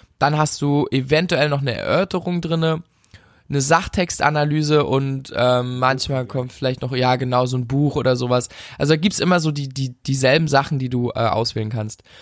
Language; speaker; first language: German; native; German